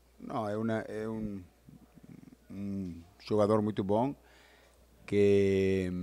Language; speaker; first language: Portuguese; non-native, learner; Spanish